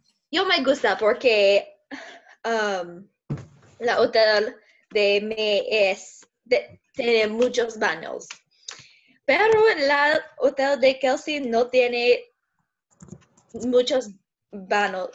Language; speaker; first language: Spanish; non-native, learner; English